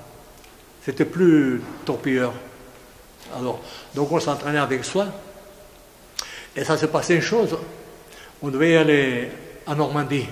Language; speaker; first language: French; non-native, fluent; Greek